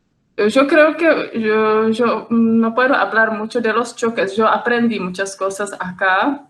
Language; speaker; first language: Spanish; non-native, fluent; Czech